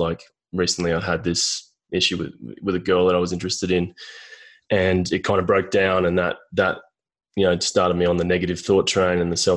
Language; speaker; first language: English; native; English